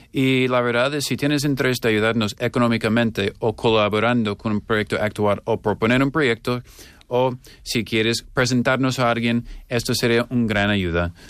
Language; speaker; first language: Spanish; non-native, fluent; English